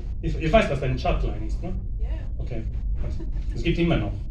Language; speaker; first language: German; non-native, fluent; Italian